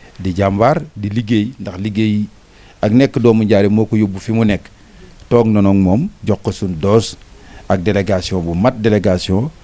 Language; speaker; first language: Wolof; native; Wolof